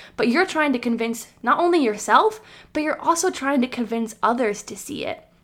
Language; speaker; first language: English; native; English